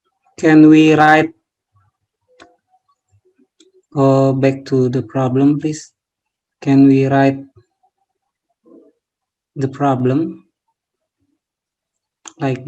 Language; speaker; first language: English; non-native, learner; Indonesian